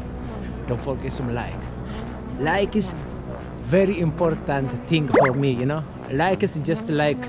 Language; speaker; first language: English; non-native, learner; Amharic